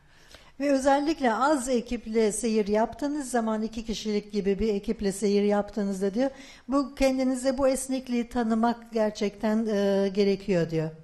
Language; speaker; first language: Turkish; native; Turkish